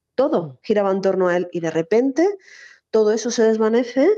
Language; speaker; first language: Spanish; native; Spanish